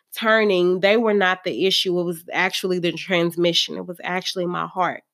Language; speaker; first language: English; native; English